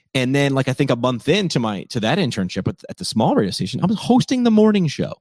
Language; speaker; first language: English; native; English